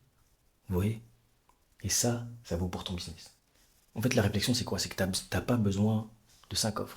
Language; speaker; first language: French; native; French